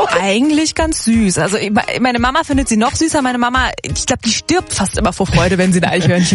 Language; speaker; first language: German; native; German